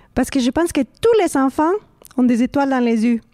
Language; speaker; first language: French; non-native, learner; Spanish